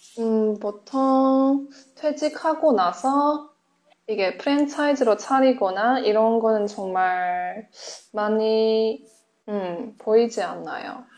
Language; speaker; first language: Korean; non-native, fluent; Chinese